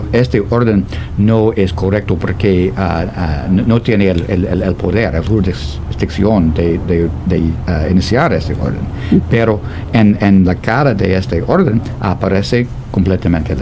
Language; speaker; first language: Spanish; non-native, fluent; English